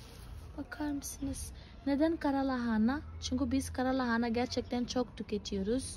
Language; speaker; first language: Turkish; non-native, fluent; Portuguese